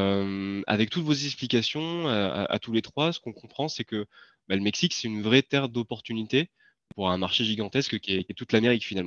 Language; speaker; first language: French; native; French